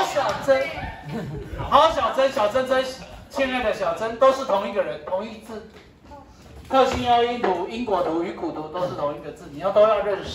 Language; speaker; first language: Chinese; native; Chinese